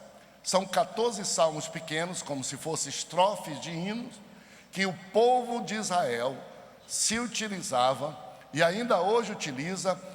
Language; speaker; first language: Portuguese; native; Portuguese